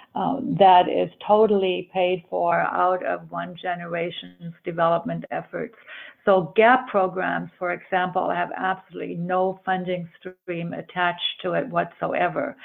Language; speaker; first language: English; early bilingual, other home language; German